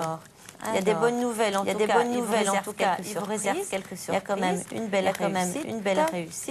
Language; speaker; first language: French; native; French